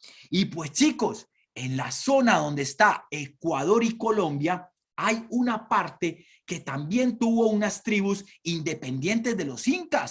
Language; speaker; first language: Spanish; native; Spanish